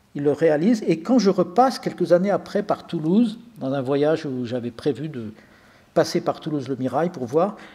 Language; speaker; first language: French; native; French